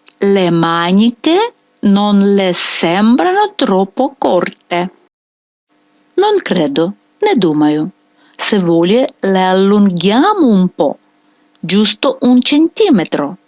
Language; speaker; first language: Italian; non-native, fluent; Ukrainian